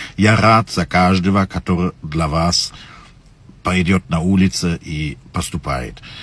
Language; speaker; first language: Russian; non-native, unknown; German